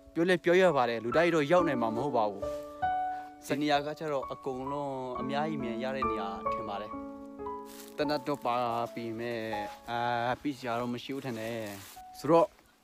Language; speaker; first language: Burmese; non-native, local second language; Tedim Chin